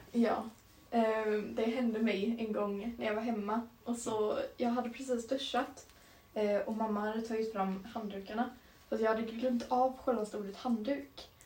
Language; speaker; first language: Swedish; native; Swedish